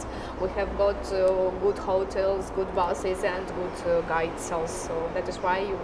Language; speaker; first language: English; non-native, fluent; Russian